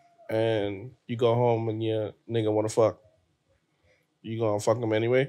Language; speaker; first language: English; native; English